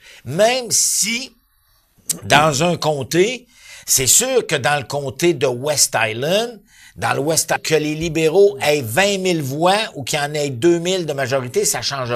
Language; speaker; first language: French; native; French